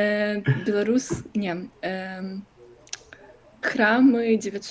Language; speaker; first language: Belarusian; non-native, local second language; Russian